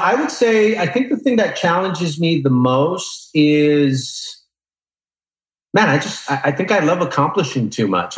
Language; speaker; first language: English; native; English